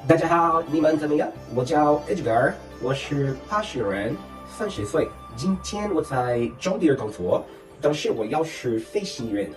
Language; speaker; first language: Chinese; non-native, learner; Portuguese